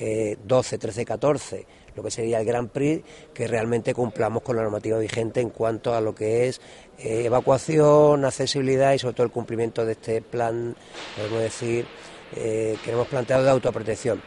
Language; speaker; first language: Spanish; native; Spanish